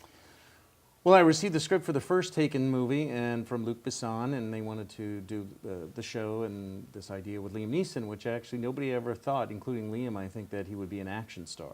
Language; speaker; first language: English; native; English